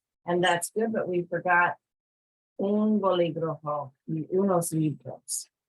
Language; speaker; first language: Spanish; non-native, fluent; English